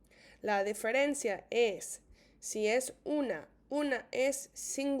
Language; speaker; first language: Spanish; non-native, fluent; English